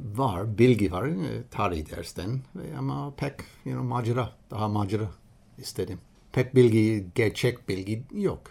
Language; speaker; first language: Turkish; non-native, learner; English